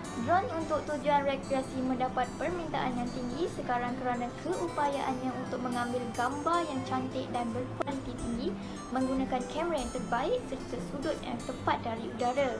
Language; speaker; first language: Malay; native; Malay